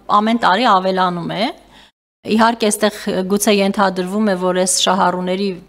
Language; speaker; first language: Armenian; native; Armenian